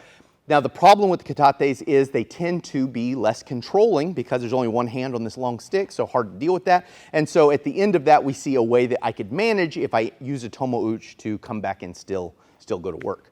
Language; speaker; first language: English; native; English